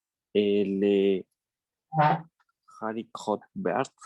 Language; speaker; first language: French; non-native, learner; Spanish